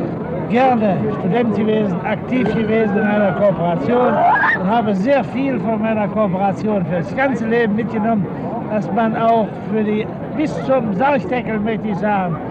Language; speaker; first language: German; native; German